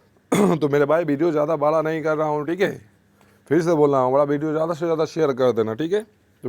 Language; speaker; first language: Hindi; non-native, fluent; Bangla